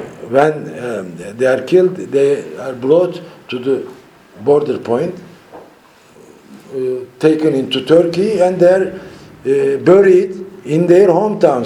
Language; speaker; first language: English; non-native, fluent; Turkish